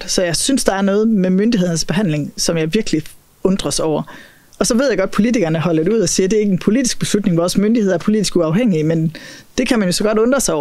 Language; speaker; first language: Danish; native; Danish